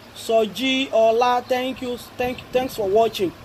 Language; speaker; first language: English; non-native, local second language; Yoruba